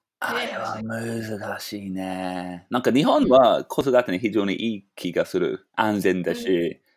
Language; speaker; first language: Japanese; non-native, fluent; English